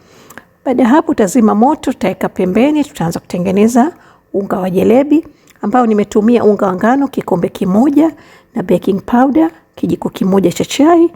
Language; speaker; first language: Swahili; native; Swahili